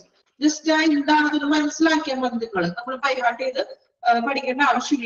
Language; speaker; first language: Malayalam; native; Malayalam